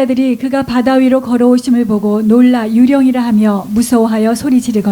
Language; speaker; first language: Korean; native; Korean